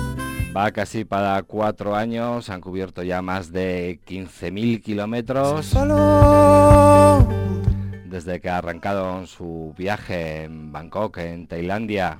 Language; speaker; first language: Spanish; native; Spanish